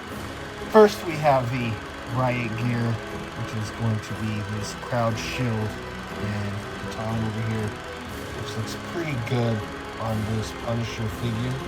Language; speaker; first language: English; native; English